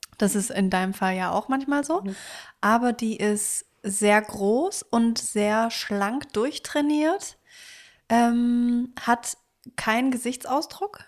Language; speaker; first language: German; native; German